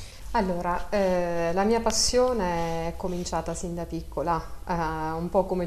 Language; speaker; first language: Italian; native; Italian